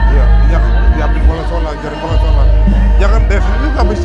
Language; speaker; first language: Indonesian; native; Indonesian